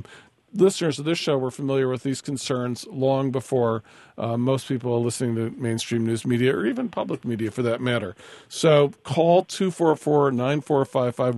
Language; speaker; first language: English; native; English